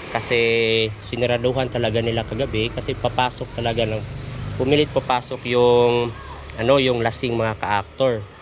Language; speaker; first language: Filipino; non-native, local second language; Cebuano